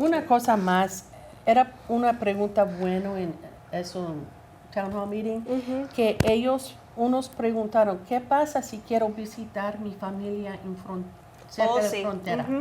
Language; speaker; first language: Spanish; non-native, learner; English